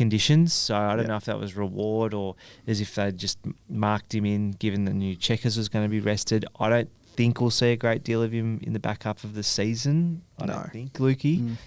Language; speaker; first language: English; native; English